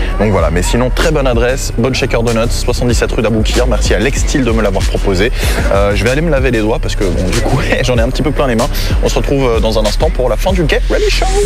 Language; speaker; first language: French; native; French